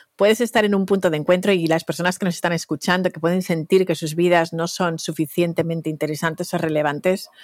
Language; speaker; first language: Spanish; native; Spanish